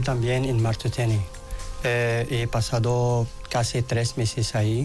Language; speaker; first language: Spanish; non-native, learner; Arabic